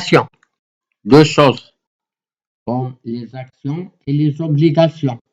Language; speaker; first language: French; non-native, local second language; Arabic